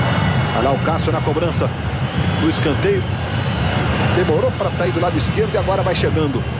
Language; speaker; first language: Portuguese; native; Portuguese